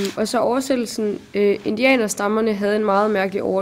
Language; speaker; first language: Danish; native; Danish